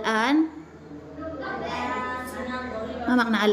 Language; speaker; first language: Arabic; non-native, fluent; Indonesian